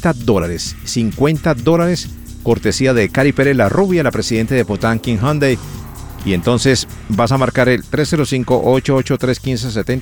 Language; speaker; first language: Spanish; native; Spanish